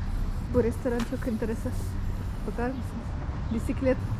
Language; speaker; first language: Turkish; non-native, learner; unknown